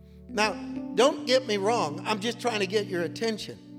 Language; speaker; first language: English; early bilingual, other home language; Spanish